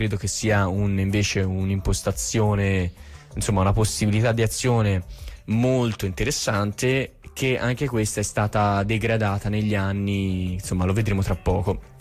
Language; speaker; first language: Italian; native; Italian